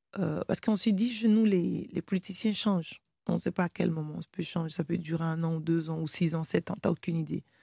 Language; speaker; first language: French; non-native, local second language; Bambara